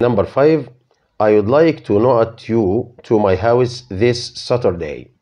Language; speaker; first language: English; non-native, fluent; Arabic